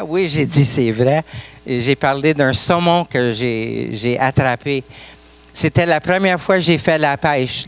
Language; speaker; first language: French; non-native, local second language; English